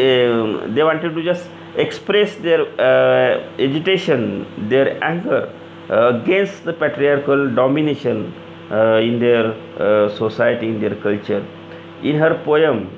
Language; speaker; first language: English; non-native, local second language; Marathi